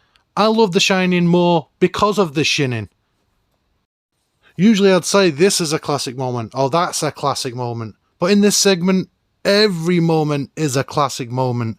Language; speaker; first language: English; native; English